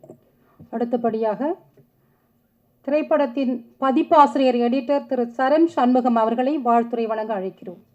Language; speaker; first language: Tamil; native; Tamil